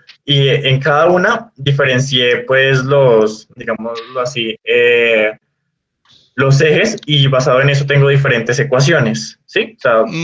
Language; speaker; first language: Spanish; native; Spanish